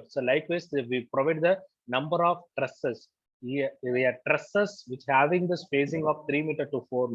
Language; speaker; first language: English; non-native, local second language; Tamil